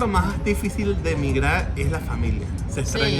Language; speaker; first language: Spanish; native; Spanish